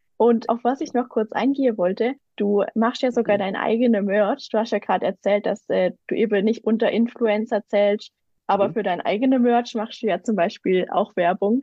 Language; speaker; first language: German; native; German